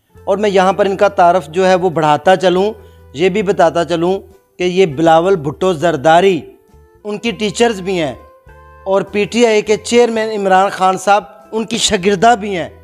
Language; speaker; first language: Urdu; native; Urdu